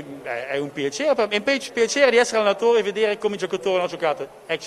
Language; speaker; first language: Italian; non-native, fluent; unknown